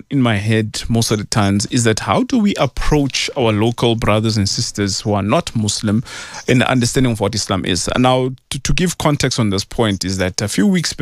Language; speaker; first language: English; non-native, local second language; Tswana